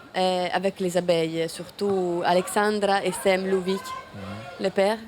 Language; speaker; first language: French; non-native, fluent; Italian